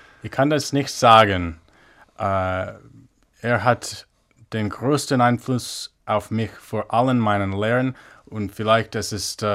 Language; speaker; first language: German; non-native, fluent; English